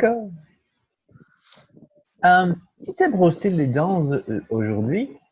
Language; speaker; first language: French; non-native, fluent; Portuguese